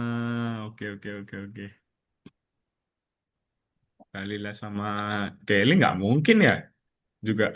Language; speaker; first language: Indonesian; native; Indonesian